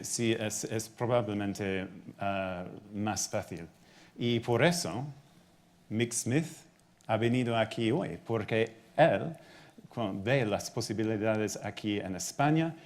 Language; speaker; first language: Spanish; non-native, fluent; English